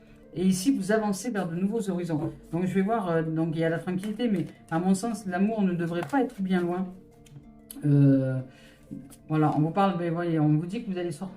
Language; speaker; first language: French; native; French